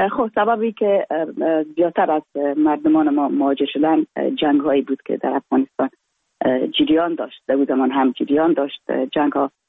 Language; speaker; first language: Persian; native; Persian